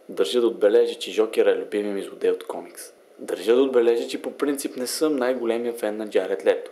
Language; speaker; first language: Bulgarian; native; Bulgarian